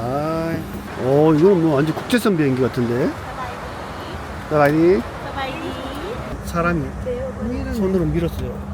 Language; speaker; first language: Korean; native; Korean